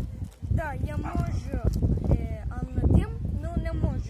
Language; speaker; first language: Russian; non-native, learner; Turkish